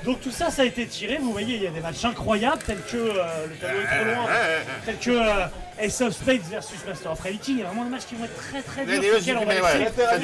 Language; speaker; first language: French; native; French